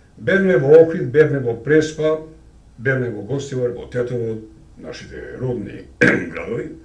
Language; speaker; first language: Macedonian; native; Macedonian